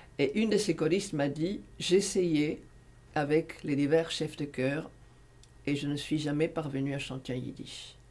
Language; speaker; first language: French; non-native, fluent; Spanish